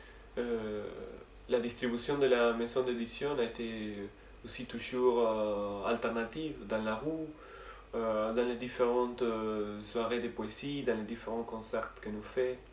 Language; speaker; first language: French; non-native, learner; Spanish